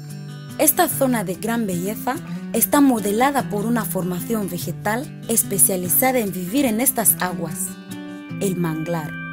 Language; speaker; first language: Spanish; native; Spanish